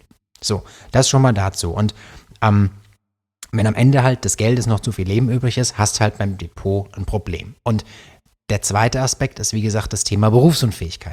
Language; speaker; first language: German; native; German